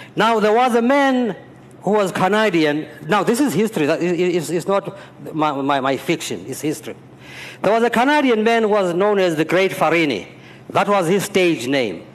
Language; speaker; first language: English; non-native, local second language; Xhosa